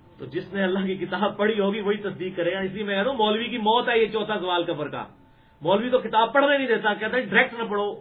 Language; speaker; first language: Urdu; non-native, local second language; Punjabi